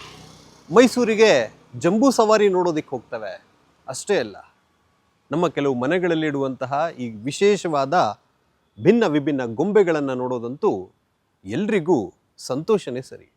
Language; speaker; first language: Kannada; native; Kannada